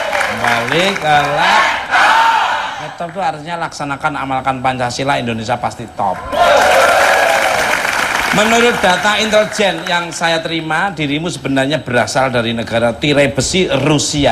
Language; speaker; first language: Indonesian; native; Indonesian